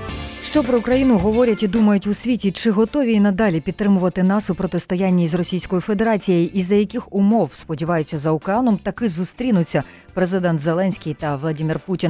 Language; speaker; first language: Ukrainian; native; Ukrainian